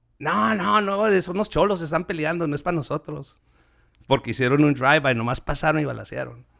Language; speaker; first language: Spanish; native; Spanish